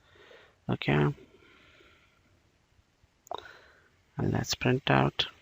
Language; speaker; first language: English; non-native, local second language; Bangla